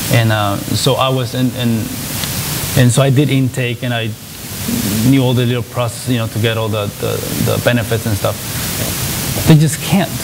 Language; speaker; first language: English; non-native, fluent; Spanish